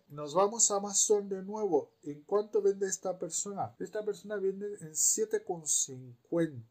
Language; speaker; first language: Spanish; non-native, fluent; Romanian